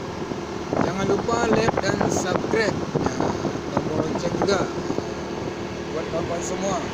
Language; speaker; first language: Indonesian; non-native, local second language; Achinese